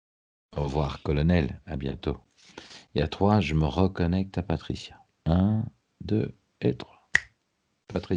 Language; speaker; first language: French; native; French